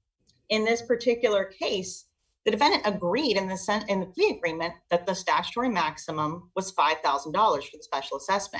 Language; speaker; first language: English; native; English